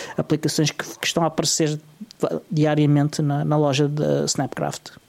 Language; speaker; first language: Portuguese; native; Portuguese